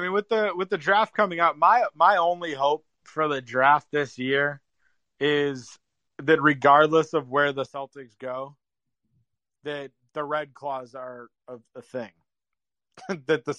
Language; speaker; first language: English; native; English